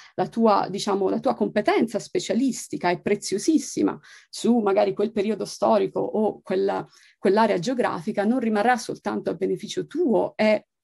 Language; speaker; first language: Italian; native; Italian